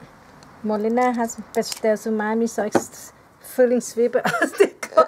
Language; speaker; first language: German; non-native, learner; Thai